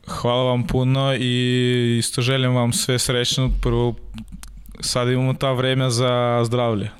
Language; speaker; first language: Serbian; non-native, learner; Russian